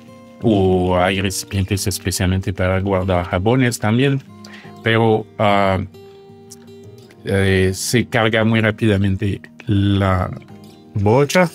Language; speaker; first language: Spanish; non-native, fluent; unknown